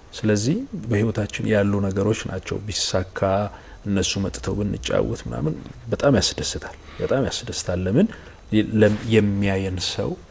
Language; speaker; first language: Amharic; native; Amharic